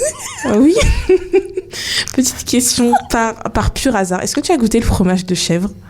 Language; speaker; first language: French; native; French